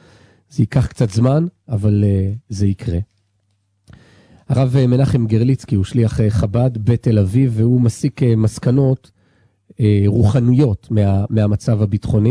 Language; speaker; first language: Hebrew; native; Hebrew